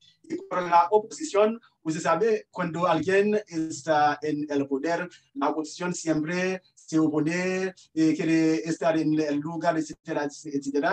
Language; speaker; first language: Spanish; non-native, fluent; Haitian Creole